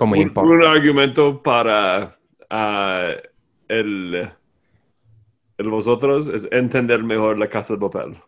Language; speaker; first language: Spanish; non-native, fluent; English